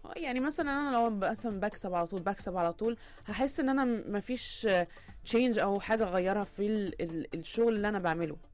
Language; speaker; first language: Arabic; early bilingual, heritage; Arabic